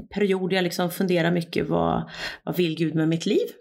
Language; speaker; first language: Swedish; native; Swedish